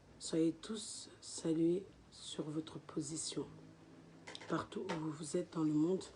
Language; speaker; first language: French; native; French